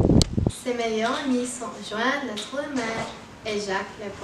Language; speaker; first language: French; non-native, learner; English